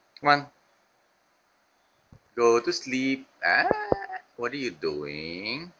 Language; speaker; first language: English; non-native, local second language; Filipino